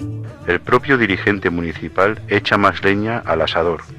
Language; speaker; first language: Spanish; native; Spanish